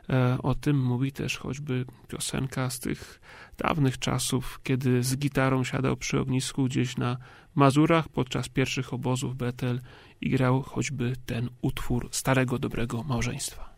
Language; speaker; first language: Polish; native; Polish